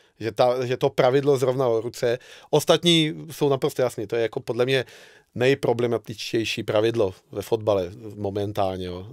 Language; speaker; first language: Czech; non-native, fluent; Hungarian